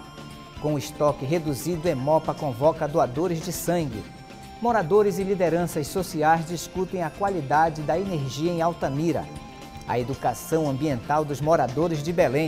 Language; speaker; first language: Portuguese; native; Portuguese